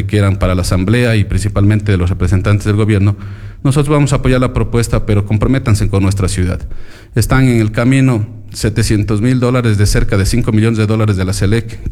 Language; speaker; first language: Spanish; native; Spanish